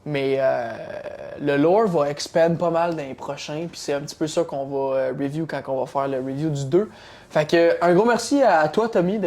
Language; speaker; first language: French; native; French